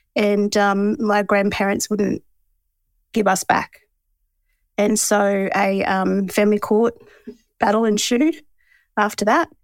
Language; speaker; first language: English; native; English